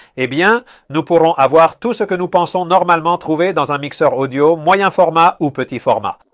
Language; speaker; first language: French; non-native, fluent; Spanish